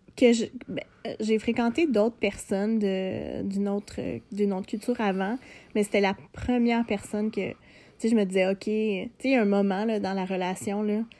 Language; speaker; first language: French; native; French